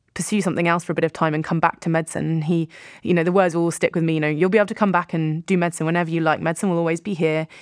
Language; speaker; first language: English; native; English